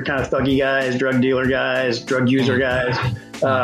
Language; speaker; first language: English; native; English